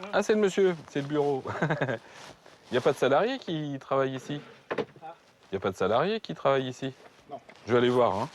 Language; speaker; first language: French; native; French